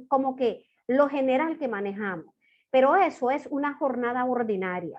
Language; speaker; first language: Spanish; native; Spanish